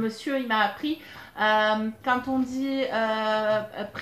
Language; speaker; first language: French; native; French